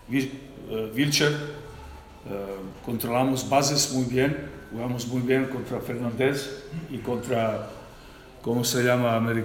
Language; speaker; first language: Spanish; non-native, learner; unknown